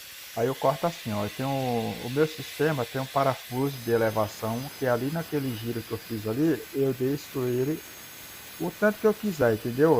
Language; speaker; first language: Portuguese; native; Portuguese